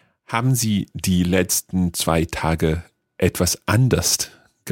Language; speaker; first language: German; non-native, learner; English